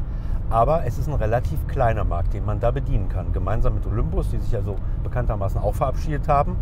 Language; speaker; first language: German; native; German